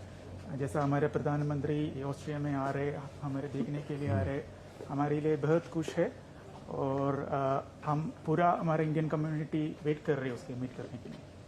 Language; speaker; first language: Hindi; non-native, local second language; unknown